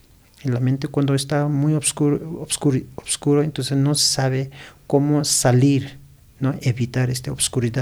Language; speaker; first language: Spanish; non-native, learner; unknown